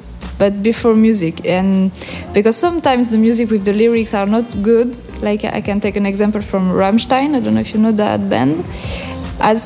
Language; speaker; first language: English; non-native, learner; French